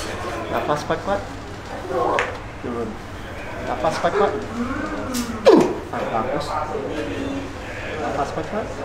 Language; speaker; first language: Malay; non-native, local second language; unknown